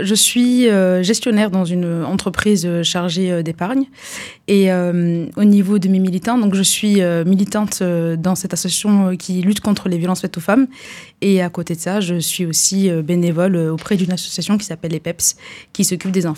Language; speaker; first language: French; native; French